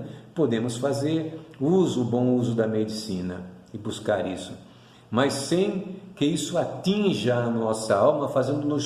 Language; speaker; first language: Portuguese; native; Portuguese